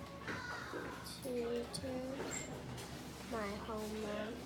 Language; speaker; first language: English; non-native, learner; Chinese